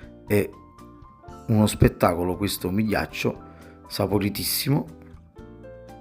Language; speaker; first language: Italian; native; Italian